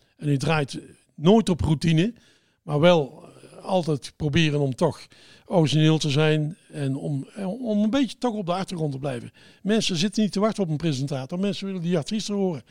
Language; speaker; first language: Dutch; native; Dutch